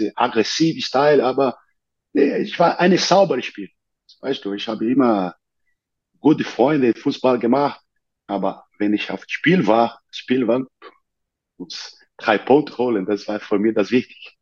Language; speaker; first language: German; non-native, fluent; Portuguese